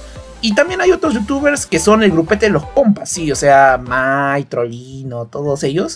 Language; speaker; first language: Spanish; native; Spanish